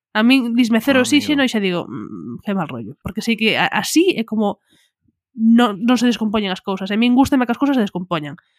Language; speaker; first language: Galician; non-native, local second language; Spanish